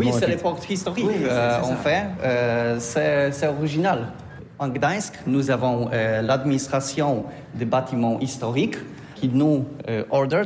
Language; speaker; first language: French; non-native, learner; Polish